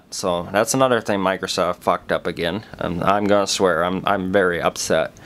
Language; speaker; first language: English; native; English